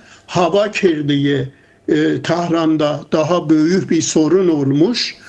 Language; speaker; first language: Turkish; non-native, fluent; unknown